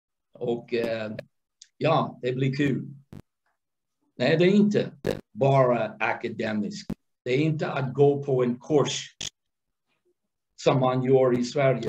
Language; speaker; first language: Swedish; non-native, fluent; English